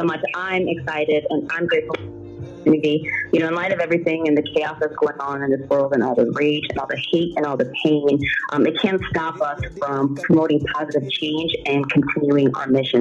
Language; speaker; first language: English; early bilingual, other home language; German